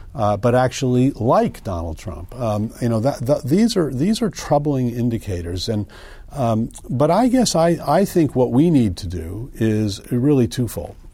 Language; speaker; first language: English; native; English